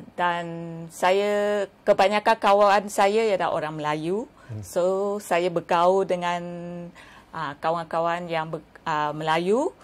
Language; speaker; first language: Malay; non-native, local second language; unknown